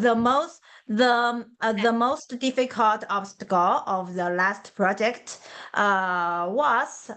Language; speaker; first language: English; non-native, learner; Chinese